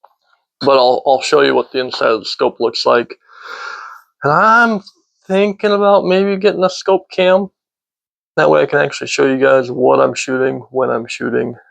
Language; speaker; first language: English; native; English